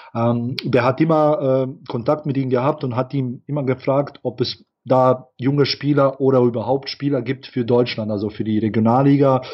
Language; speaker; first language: German; non-native, fluent; Bosnian